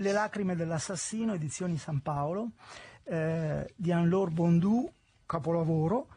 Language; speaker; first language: Italian; native; Italian